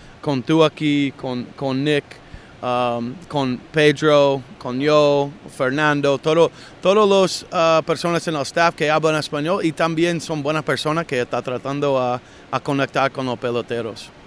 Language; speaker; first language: Spanish; non-native, learner; English